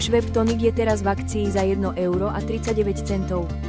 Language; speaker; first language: Slovak; native; Slovak